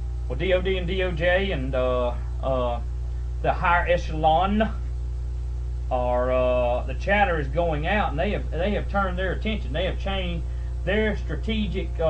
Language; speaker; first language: English; native; English